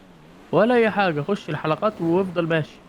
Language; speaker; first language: Arabic; native; Arabic